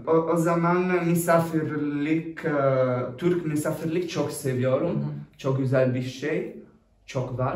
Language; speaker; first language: Turkish; non-native, learner; Italian